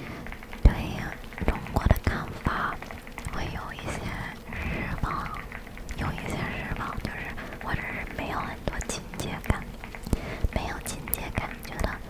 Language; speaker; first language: Chinese; early bilingual, heritage; English